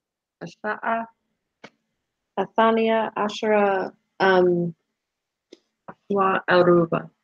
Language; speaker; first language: Arabic; non-native, learner; English